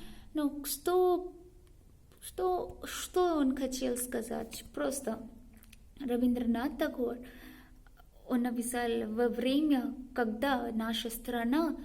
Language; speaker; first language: Russian; non-native, learner; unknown